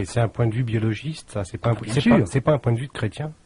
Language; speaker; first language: French; native; French